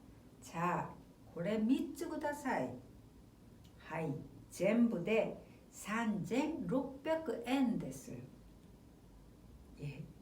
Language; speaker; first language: Japanese; non-native, fluent; Korean